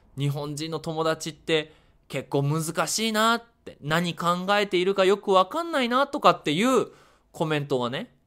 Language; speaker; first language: Japanese; native; Japanese